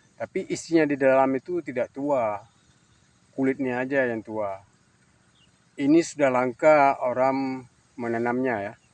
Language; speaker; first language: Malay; non-native, local second language; Achinese